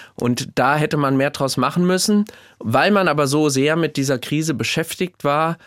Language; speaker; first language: German; native; German